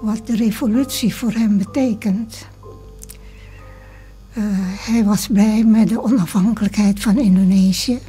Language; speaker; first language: Dutch; early bilingual, other home language; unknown